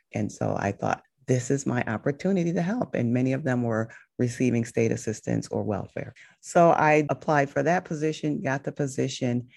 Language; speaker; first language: English; native; English